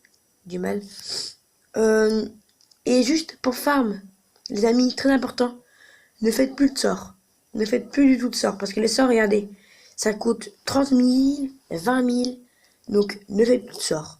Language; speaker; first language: French; native; French